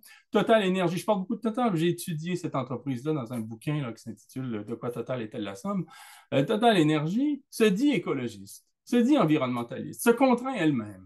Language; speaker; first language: French; native; French